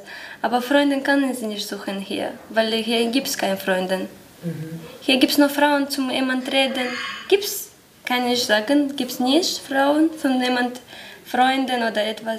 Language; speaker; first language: German; non-native, learner; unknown